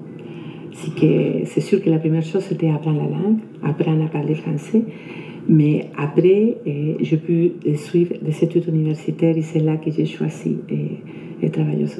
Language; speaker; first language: French; non-native, fluent; Spanish